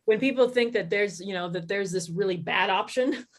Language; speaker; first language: English; native; English